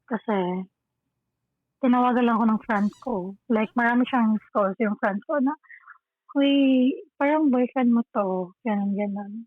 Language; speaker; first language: Filipino; non-native, local second language; Cebuano